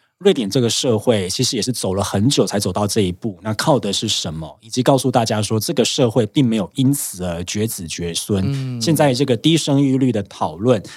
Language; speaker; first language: Chinese; native; Chinese